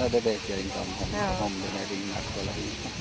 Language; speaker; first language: Swedish; non-native, local second language; Finnish